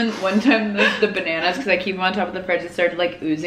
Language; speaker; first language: English; native; English